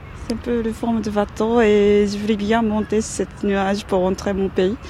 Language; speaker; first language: French; non-native, learner; Japanese